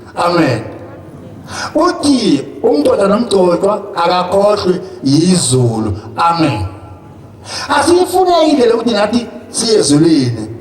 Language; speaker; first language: Zulu; native; Zulu